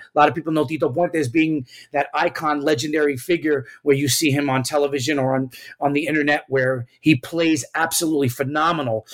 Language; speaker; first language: English; early bilingual, other home language; Spanish